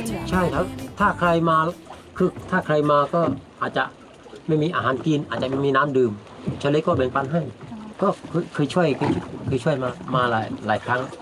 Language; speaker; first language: Thai; non-native, local second language; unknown